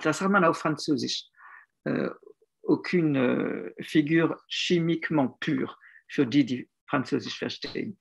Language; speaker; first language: German; non-native, fluent; French